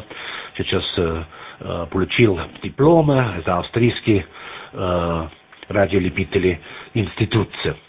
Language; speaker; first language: Russian; non-native, learner; German